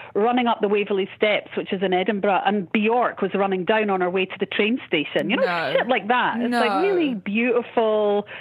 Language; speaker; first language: English; native; English